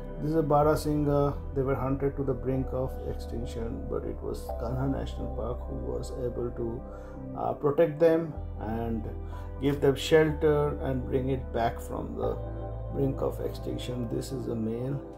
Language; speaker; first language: English; non-native, local second language; Hindi